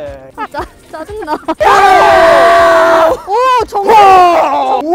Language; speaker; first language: Korean; non-native, fluent; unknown